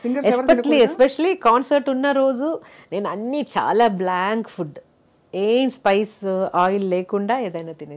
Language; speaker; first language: Telugu; non-native, local second language; Malayalam